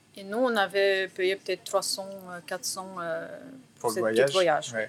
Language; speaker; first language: French; non-native, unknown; Ukrainian